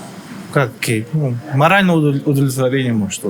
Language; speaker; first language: Russian; non-native, local second language; Turkmen